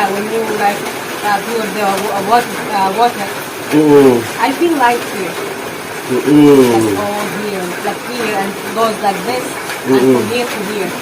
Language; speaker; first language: English; non-native, fluent; Arabic